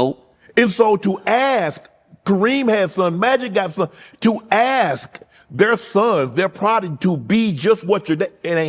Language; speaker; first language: English; native; English